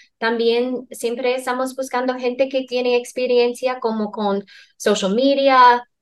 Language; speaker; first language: Spanish; non-native, fluent; English